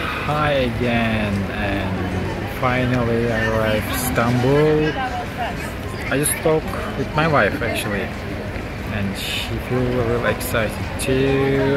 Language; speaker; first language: English; non-native, learner; Turkish